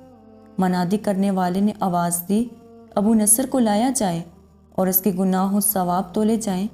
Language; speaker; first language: Urdu; native; Urdu